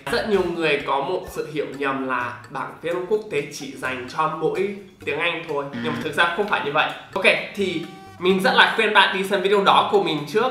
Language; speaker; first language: Vietnamese; non-native, fluent; English